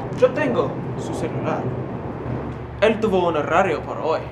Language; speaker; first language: Spanish; non-native, learner; English